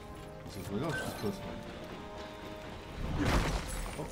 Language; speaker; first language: French; native; French